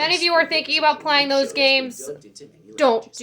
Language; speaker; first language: English; native; English